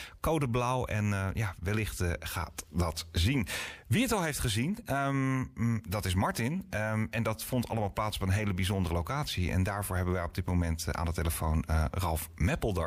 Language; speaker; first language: Dutch; native; Dutch